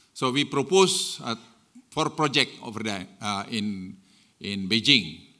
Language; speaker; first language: English; non-native, fluent; Indonesian